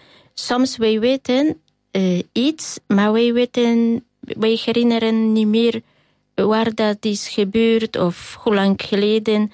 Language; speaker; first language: Dutch; non-native, fluent; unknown